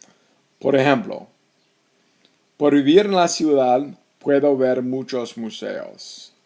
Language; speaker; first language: Spanish; non-native, fluent; English